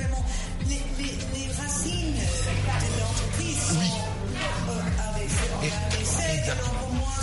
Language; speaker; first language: French; non-native, fluent; English